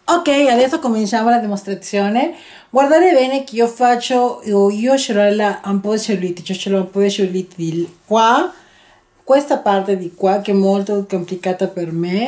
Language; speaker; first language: Italian; non-native, learner; Spanish